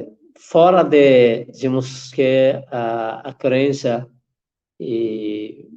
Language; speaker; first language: Portuguese; non-native, fluent; Persian